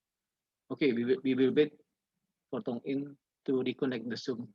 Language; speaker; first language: English; non-native, learner; Indonesian